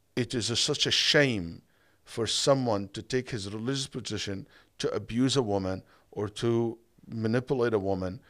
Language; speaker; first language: English; non-native, fluent; Arabic